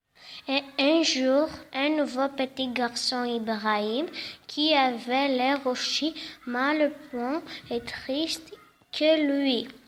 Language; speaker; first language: French; non-native, learner; Greek